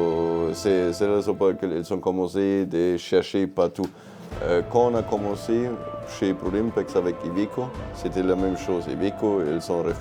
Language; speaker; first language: French; non-native, fluent; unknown